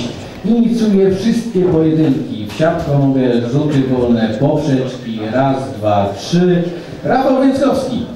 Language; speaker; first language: Polish; native; Polish